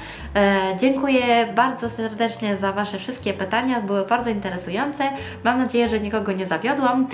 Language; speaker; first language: Polish; early bilingual, heritage; Polish